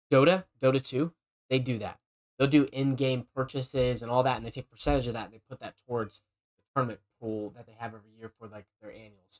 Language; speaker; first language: English; native; English